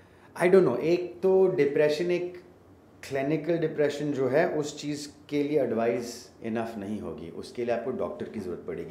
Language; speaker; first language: Hindi; native; Hindi